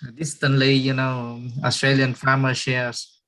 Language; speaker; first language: English; non-native, learner; Vietnamese